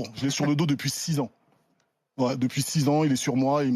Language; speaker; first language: French; native; French